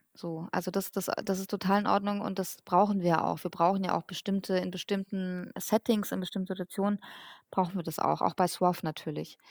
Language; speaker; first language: German; early bilingual, other home language; Persian